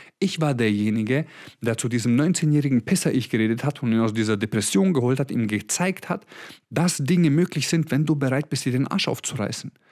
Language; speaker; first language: German; early bilingual, other home language; Croatian